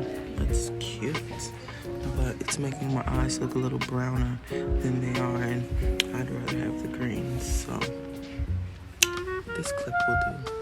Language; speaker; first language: English; native; English